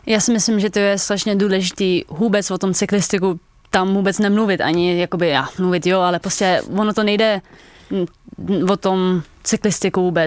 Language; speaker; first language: Czech; early bilingual, heritage; Dutch